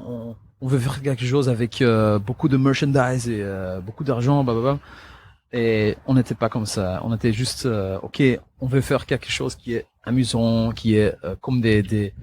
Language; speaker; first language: French; non-native, local second language; Dutch